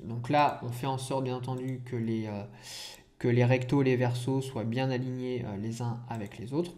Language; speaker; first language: French; native; French